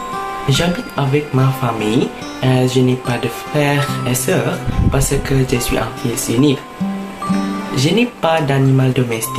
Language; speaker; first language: French; non-native, learner; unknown